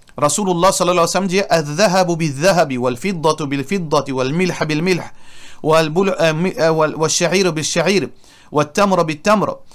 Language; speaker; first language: French; non-native, local second language; Morisyen